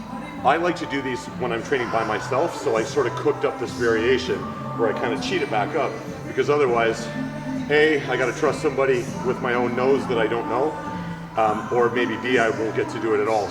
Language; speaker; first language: English; native; English